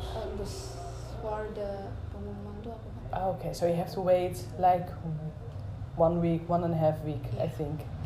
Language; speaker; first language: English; non-native, learner; Indonesian